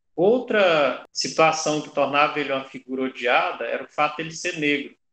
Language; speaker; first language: Portuguese; native; Portuguese